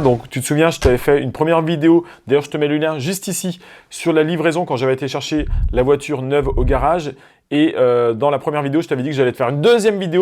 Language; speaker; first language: French; native; French